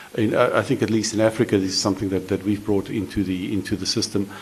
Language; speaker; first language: English; non-native, local second language; Afrikaans